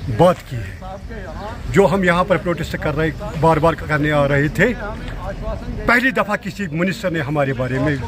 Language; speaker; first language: Urdu; non-native, local second language; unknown